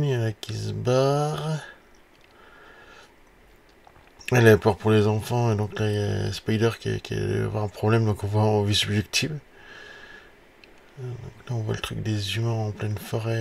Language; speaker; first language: French; native; French